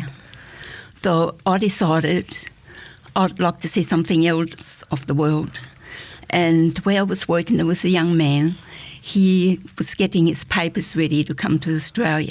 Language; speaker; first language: English; non-native, fluent; German